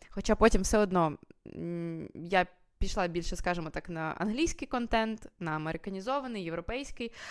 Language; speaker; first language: Ukrainian; native; Ukrainian